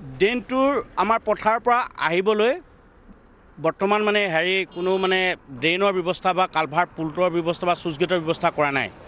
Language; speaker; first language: Assamese; native; Assamese